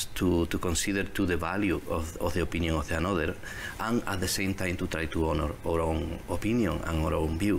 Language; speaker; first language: English; non-native, learner; Spanish